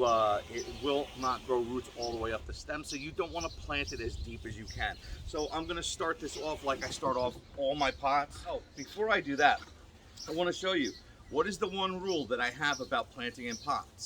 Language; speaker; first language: English; native; English